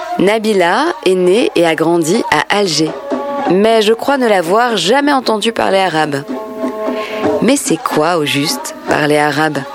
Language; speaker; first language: French; native; French